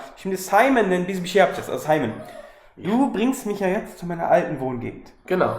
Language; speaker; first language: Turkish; early bilingual, heritage; Turkish